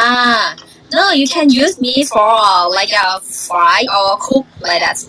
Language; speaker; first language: English; non-native, learner; Thai